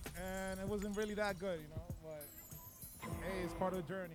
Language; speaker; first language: English; early bilingual, other home language; Spanish